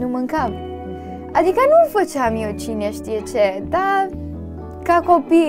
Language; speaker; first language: Romanian; early bilingual, heritage; Romanian